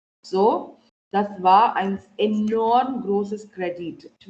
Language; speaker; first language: German; non-native, fluent; Marathi